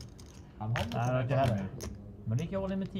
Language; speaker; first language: Swedish; native; Swedish